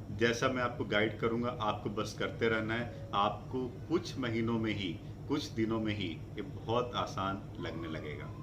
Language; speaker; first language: Hindi; native; Hindi